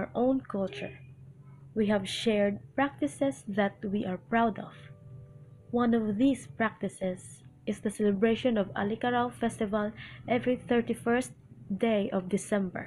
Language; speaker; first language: English; non-native, local second language; Cebuano